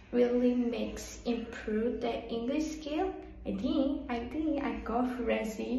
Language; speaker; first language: English; non-native, learner; Burmese